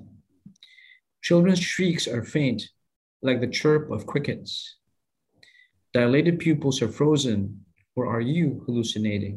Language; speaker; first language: English; non-native, local second language; Filipino